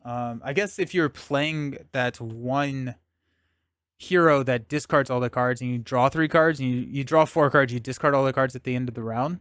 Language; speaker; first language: English; native; English